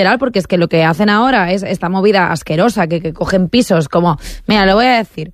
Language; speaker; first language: Spanish; native; Spanish